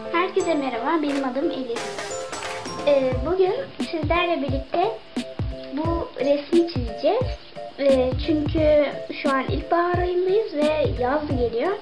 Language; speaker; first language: Turkish; early bilingual, other home language; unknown